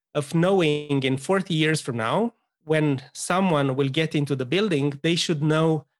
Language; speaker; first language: English; non-native, fluent; Romanian